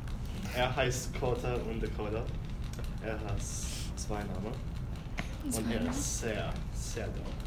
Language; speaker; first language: German; non-native, learner; English